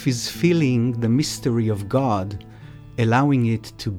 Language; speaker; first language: English; non-native, fluent; Hebrew